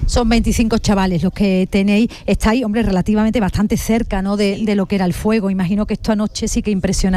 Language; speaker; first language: Spanish; native; Spanish